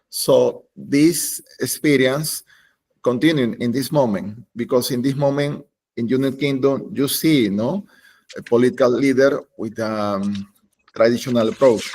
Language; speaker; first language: English; non-native, learner; Spanish